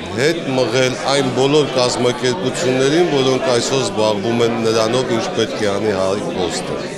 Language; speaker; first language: Armenian; native; Armenian